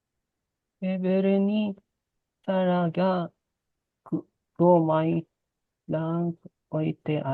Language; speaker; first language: Japanese; non-native, learner; Filipino